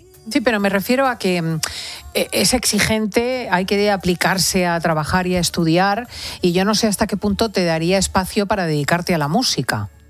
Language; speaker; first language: Spanish; native; Spanish